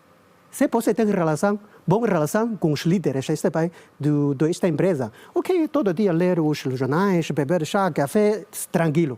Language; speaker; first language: Portuguese; non-native, learner; Chinese